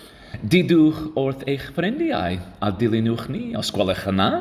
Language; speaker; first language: Welsh; non-native, learner; English